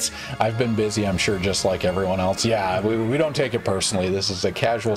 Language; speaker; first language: English; native; English